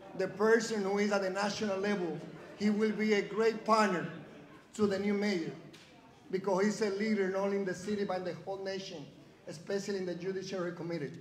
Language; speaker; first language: English; non-native, fluent; Spanish